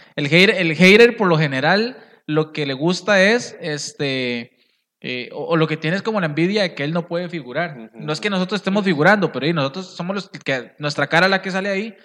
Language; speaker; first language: Spanish; native; Spanish